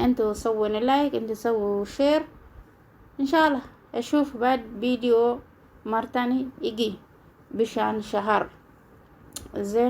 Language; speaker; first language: Arabic; non-native, learner; Oromo